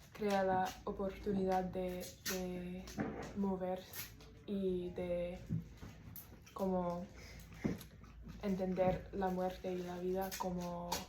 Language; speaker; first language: Spanish; non-native, learner; English